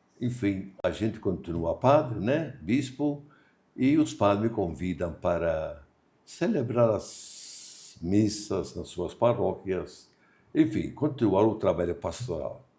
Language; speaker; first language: Portuguese; non-native, fluent; Maltese